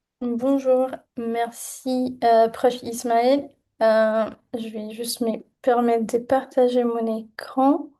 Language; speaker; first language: French; non-native, fluent; Spanish